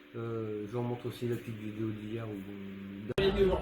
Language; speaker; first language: French; native; French